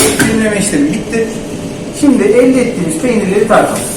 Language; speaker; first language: Turkish; native; Turkish